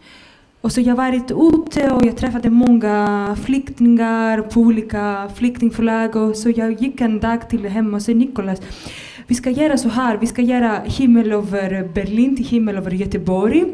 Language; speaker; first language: Swedish; non-native, fluent; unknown